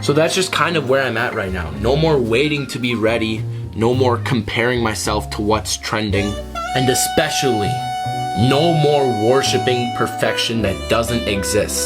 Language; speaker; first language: English; native; English